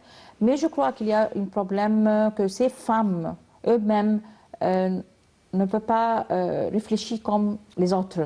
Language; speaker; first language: French; non-native, learner; Arabic